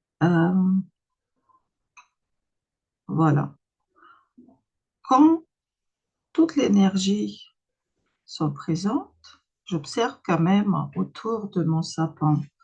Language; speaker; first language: French; non-native, fluent; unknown